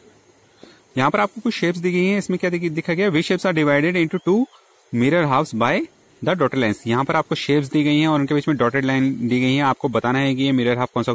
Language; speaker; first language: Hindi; native; Hindi